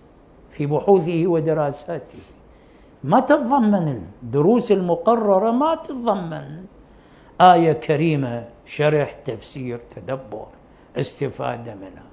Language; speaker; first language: Arabic; native; Arabic